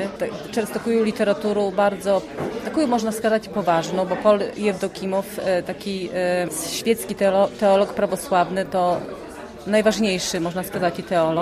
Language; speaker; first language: Polish; non-native, local second language; Ukrainian